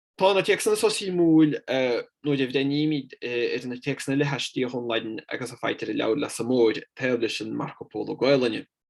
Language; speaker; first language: Irish; non-native, fluent; Italian